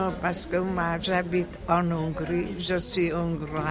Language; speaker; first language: French; non-native, fluent; Hungarian